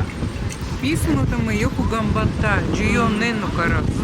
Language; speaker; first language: Japanese; non-native, learner; Russian